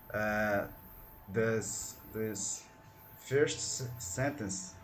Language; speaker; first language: English; non-native, learner; Portuguese